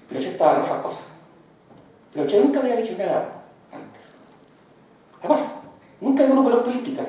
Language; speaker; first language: Spanish; native; Spanish